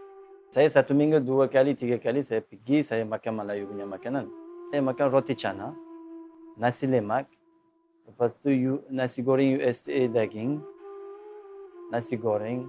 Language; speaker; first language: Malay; non-native, learner; Uzbek